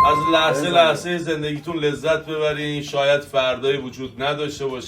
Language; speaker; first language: Persian; native; Persian